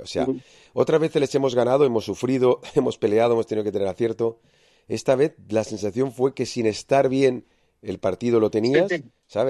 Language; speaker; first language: Spanish; non-native, local second language; Catalan